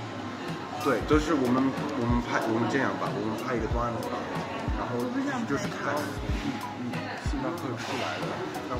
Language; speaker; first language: Chinese; non-native, fluent; English